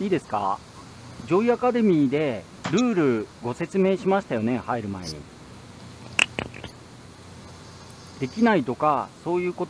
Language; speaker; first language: Japanese; native; Japanese